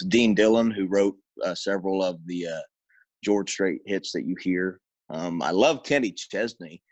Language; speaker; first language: English; native; English